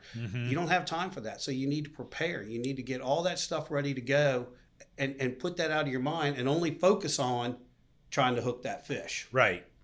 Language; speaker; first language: English; native; English